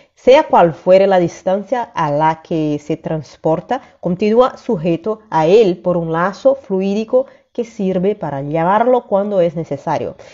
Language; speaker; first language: Spanish; non-native, fluent; Portuguese